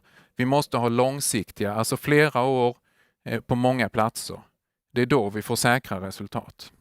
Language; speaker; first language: Swedish; native; Swedish